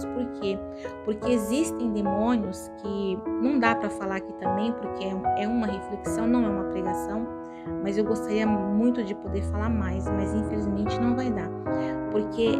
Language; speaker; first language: Portuguese; native; Portuguese